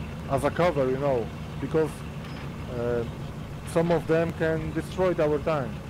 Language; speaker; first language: English; non-native, learner; Polish